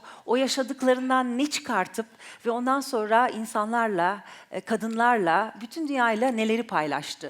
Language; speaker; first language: Turkish; native; Turkish